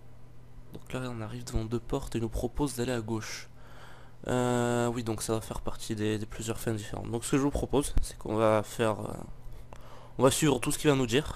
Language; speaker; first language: French; native; French